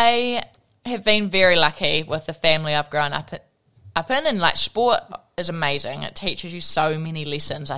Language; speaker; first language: English; native; English